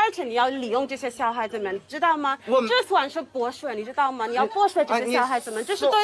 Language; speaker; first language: Chinese; native; Chinese